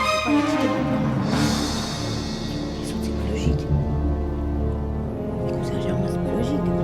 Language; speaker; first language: French; native; French